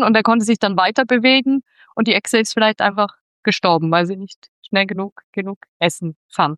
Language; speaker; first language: German; native; German